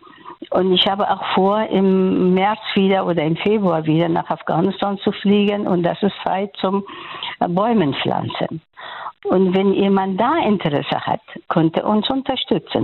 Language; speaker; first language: German; non-native, learner; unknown